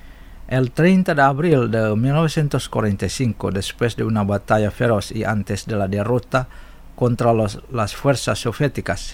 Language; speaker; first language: Spanish; non-native, fluent; Indonesian